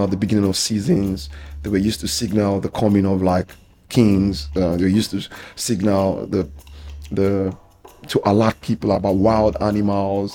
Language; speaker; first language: English; non-native, local second language; Yoruba